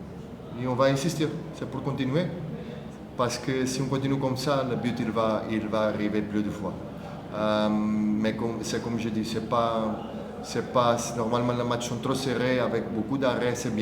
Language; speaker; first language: French; non-native, fluent; Portuguese